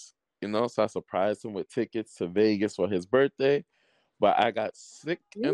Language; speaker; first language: English; native; English